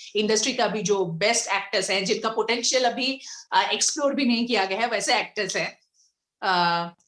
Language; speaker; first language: Hindi; non-native, local second language; Bangla